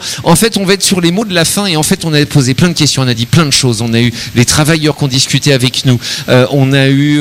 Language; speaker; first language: French; native; French